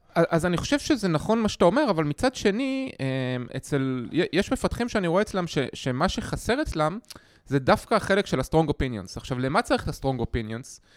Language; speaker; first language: Hebrew; native; Hebrew